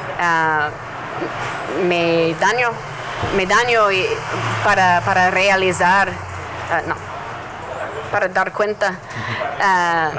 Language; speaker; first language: Spanish; non-native, learner; English